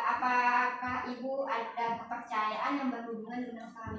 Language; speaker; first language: Indonesian; native; Indonesian